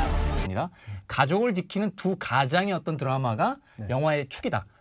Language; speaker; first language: Korean; native; Korean